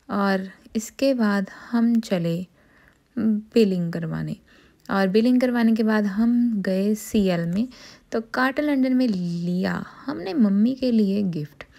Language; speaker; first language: Hindi; non-native, local second language; Punjabi